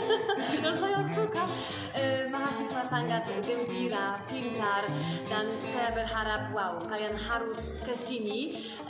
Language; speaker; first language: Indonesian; non-native, learner; Polish